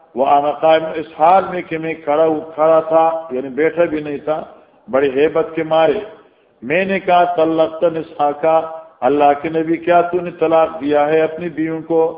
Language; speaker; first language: Urdu; non-native, local second language; Northern Hindko